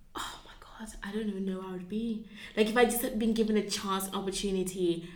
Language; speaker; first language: English; native; English